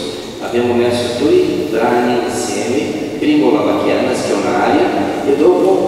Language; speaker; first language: Italian; non-native, fluent; Portuguese